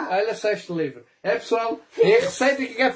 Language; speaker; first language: Portuguese; non-native, fluent; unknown